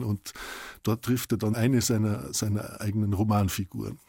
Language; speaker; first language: German; native; German